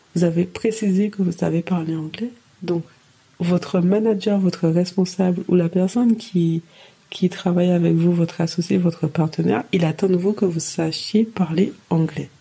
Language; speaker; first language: French; native; French